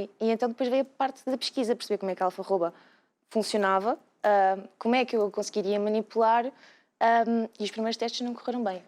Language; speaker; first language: Portuguese; native; Portuguese